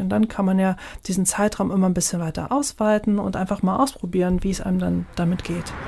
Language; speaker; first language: German; native; German